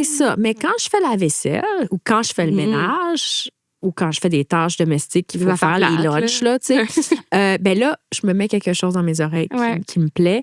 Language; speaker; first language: French; native; French